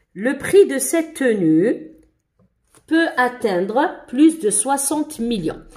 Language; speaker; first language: French; non-native, local second language; Arabic